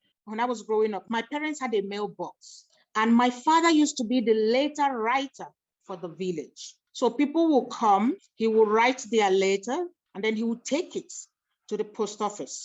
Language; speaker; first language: English; non-native, local second language; Igbo